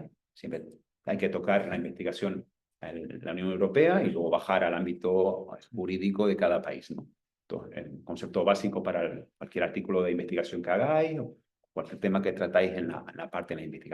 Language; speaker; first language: Spanish; native; Spanish